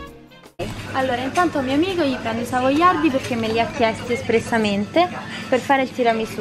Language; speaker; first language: Italian; native; Italian